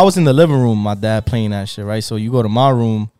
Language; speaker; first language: English; early bilingual, other home language; Spanish